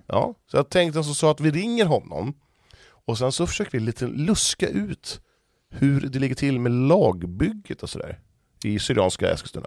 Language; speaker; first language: Swedish; native; Swedish